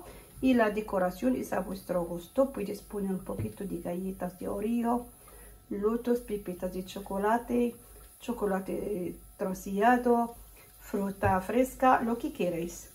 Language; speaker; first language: Spanish; non-native, fluent; Arabic